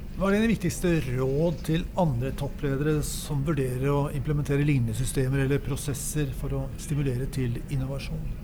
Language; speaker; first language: Norwegian; native; Norwegian